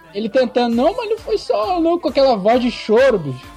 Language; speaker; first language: Portuguese; native; Portuguese